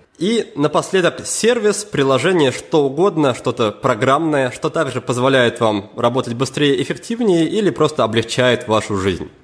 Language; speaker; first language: Russian; native; Russian